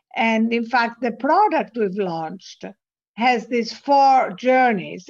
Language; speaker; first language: English; non-native, fluent; Greek